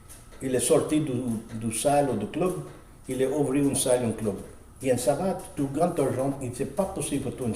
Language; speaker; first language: French; non-native, learner; Spanish